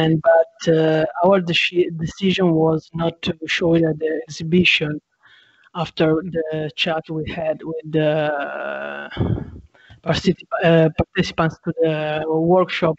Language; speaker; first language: English; non-native, fluent; Italian